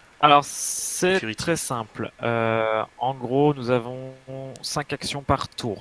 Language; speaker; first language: French; native; French